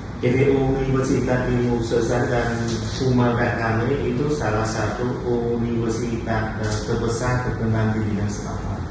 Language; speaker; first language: Indonesian; non-native, fluent; Vietnamese